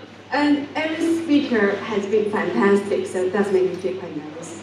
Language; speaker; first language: English; non-native, fluent; Chinese